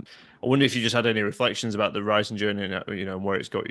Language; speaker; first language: English; native; English